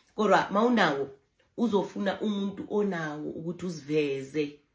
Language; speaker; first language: Zulu; non-native, local second language; Southern Sotho